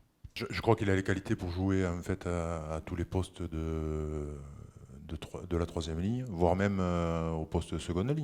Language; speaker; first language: French; native; French